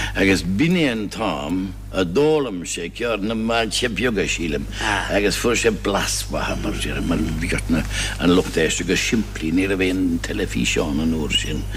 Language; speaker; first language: Irish; non-native, fluent; English